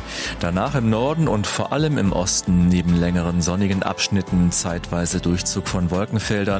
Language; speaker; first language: German; native; German